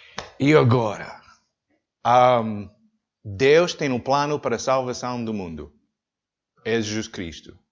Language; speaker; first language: Portuguese; non-native, learner; English